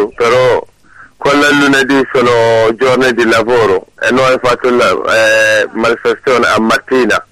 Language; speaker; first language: Italian; non-native, learner; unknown